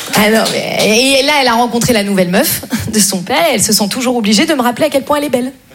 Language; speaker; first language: French; native; French